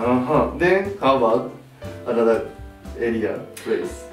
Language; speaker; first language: English; non-native, learner; Japanese